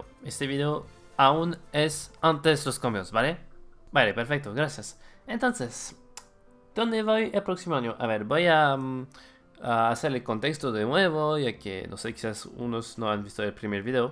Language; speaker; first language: Spanish; non-native, fluent; French